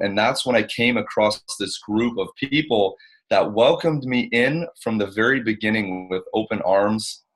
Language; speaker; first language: English; native; English